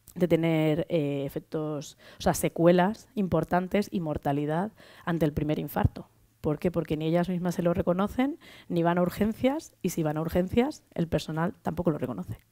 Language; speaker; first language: Spanish; native; Spanish